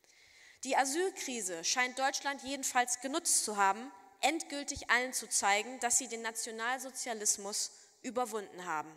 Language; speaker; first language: German; native; German